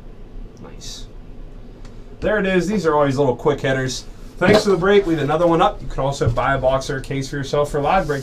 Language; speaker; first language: English; native; English